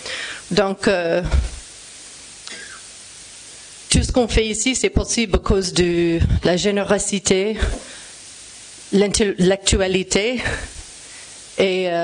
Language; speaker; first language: French; non-native, fluent; English